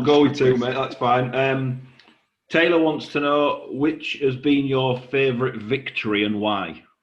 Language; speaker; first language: English; native; English